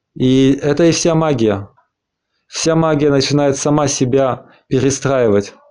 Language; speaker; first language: Russian; non-native, fluent; Spanish